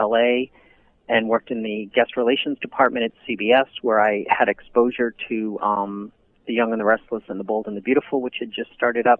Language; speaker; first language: English; native; English